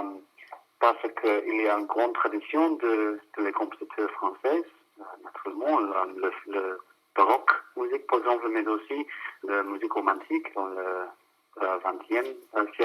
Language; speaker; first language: French; non-native, fluent; English